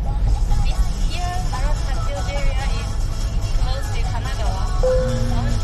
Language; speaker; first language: English; non-native, learner; Japanese